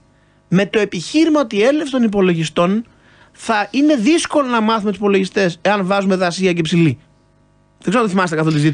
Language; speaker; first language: Greek; native; Greek